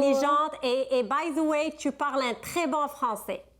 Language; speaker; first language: French; non-native, local second language; Arabic